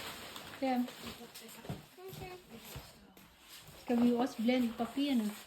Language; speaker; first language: Danish; non-native, fluent; Filipino